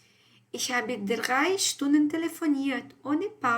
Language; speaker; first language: German; non-native, fluent; Portuguese